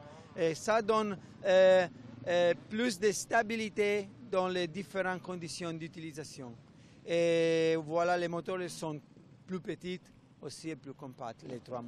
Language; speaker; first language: French; non-native, fluent; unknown